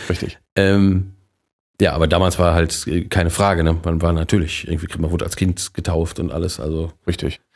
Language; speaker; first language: German; native; German